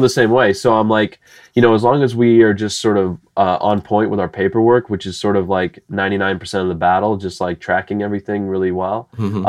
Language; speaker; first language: English; native; English